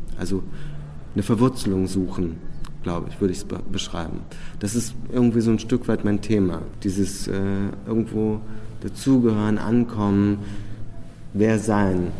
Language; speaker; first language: German; early bilingual, other home language; Czech